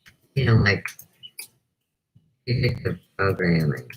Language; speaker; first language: English; native; English